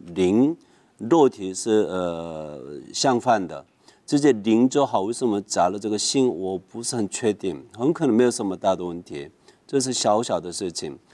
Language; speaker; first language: Chinese; non-native, fluent; Korean